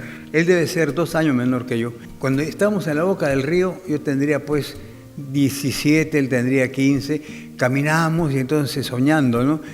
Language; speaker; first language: Spanish; native; Spanish